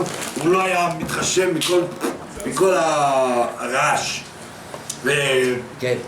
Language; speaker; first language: Hebrew; non-native, fluent; French